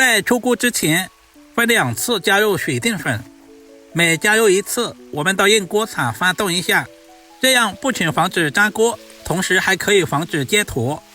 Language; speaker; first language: Chinese; native; Chinese